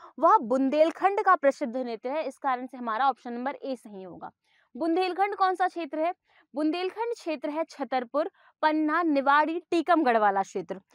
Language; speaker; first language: Hindi; native; Hindi